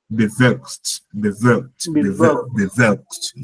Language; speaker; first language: German; non-native, learner; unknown